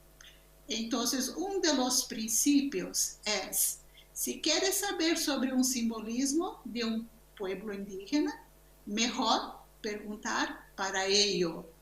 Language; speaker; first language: Spanish; non-native, learner; Portuguese